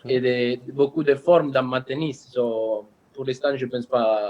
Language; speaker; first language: French; non-native, learner; Italian